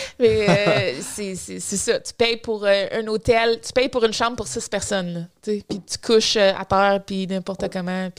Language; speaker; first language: French; native; French